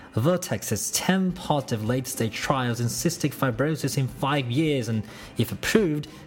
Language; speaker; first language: English; non-native, fluent; Chinese